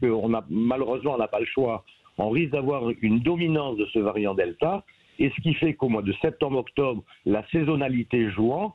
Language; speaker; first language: French; native; French